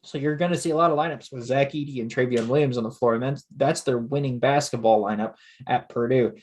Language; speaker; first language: English; native; English